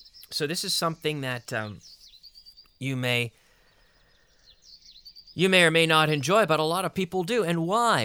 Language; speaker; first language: English; native; English